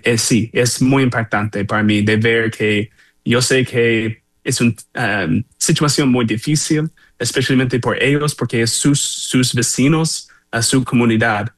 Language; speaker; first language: Spanish; non-native, learner; English